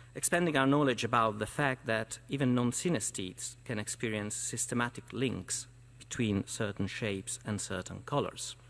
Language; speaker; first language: English; non-native, fluent; Italian